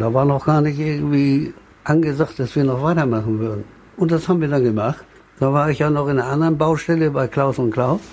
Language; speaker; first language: German; native; German